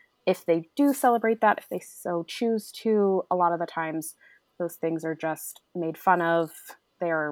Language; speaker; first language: English; native; English